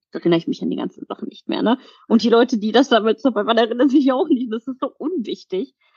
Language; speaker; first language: German; early bilingual, other home language; Polish